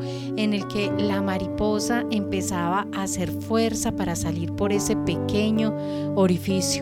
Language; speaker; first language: Spanish; native; Spanish